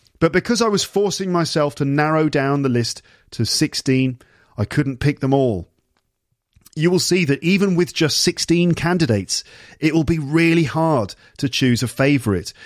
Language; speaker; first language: English; native; English